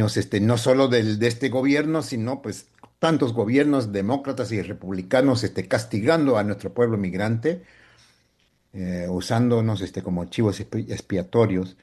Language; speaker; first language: Spanish; early bilingual, heritage; Spanish